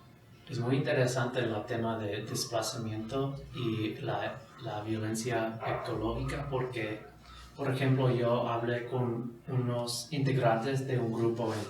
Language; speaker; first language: Spanish; non-native, fluent; English